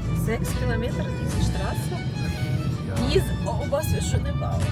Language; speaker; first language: German; non-native, learner; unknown